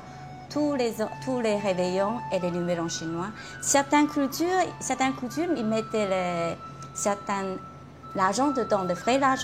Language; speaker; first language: French; non-native, fluent; Chinese